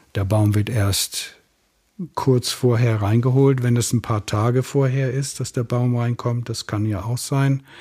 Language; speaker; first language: German; non-native, fluent; English